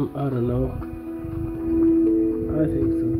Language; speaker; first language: English; non-native, learner; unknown